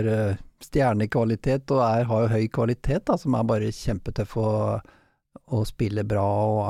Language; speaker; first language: Norwegian; native; Norwegian